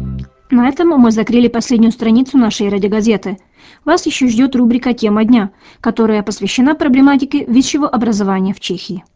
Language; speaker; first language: Russian; native; Russian